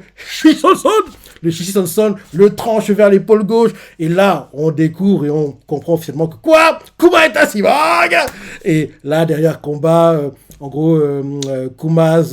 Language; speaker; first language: French; native; French